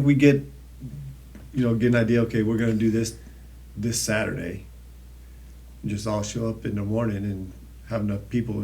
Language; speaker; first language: English; native; English